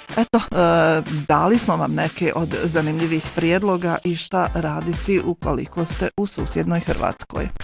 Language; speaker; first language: Bosnian; native; Bosnian